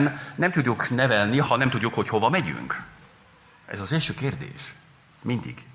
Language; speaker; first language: Hungarian; non-native, fluent; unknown